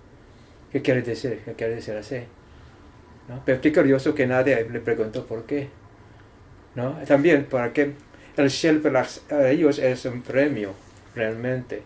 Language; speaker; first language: Spanish; non-native, learner; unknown